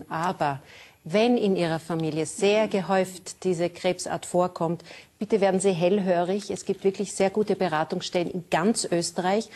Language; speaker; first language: German; native; German